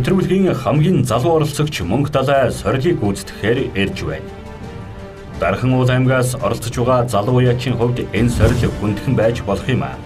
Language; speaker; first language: Mongolian; native; Mongolian